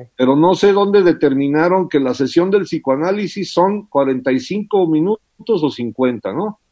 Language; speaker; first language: Spanish; early bilingual, heritage; English